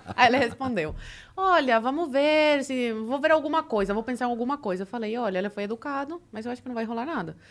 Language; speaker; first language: Portuguese; early bilingual, other home language; Spanish